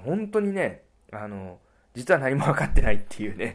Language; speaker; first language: Japanese; native; Japanese